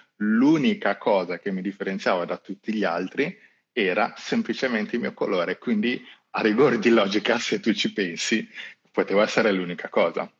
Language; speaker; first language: Italian; early bilingual, other home language; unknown